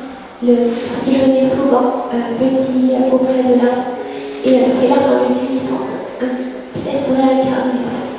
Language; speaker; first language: French; early bilingual, other home language; Vietnamese